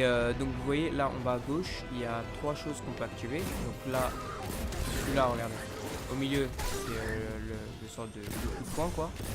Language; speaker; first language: French; native; French